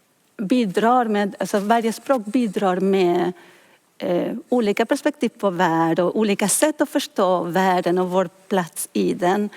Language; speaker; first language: Swedish; non-native, fluent; Spanish